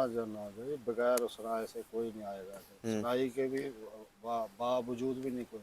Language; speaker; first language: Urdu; non-native, local second language; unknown